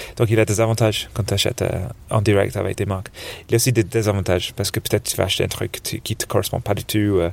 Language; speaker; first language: French; non-native, fluent; English